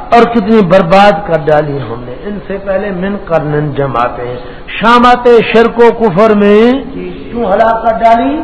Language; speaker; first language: Urdu; non-native, local second language; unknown